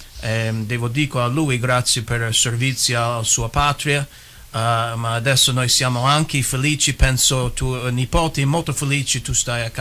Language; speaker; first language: Italian; early bilingual, heritage; English